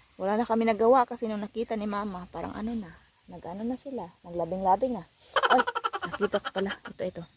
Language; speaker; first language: Filipino; non-native, local second language; Cebuano